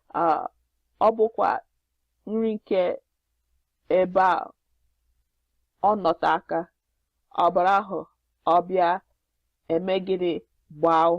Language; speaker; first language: Igbo; non-native, learner; English